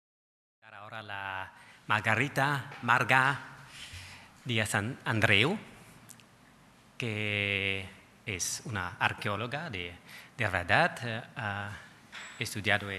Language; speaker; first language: Spanish; non-native, fluent; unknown